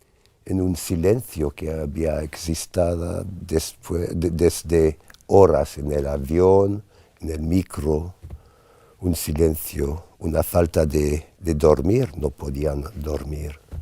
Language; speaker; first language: Spanish; non-native, fluent; English